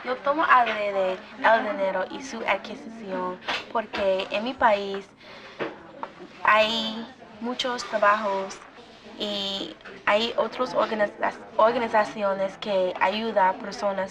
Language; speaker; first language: Spanish; non-native, learner; English